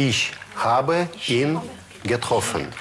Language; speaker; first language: German; non-native, fluent; Russian